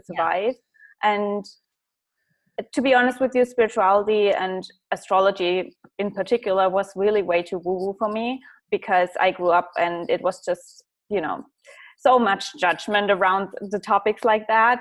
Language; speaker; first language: English; non-native, fluent; German